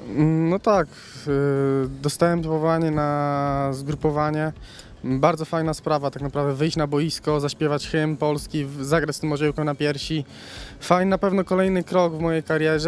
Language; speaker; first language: Polish; native; Polish